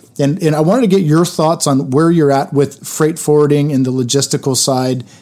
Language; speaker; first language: English; native; English